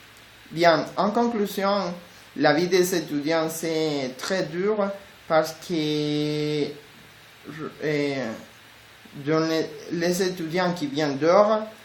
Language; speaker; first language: French; non-native, learner; Spanish